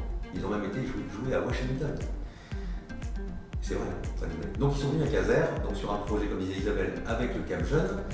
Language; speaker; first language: French; native; French